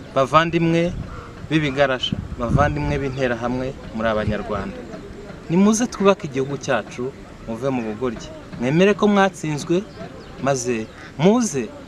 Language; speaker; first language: Kinyarwanda; native; Kinyarwanda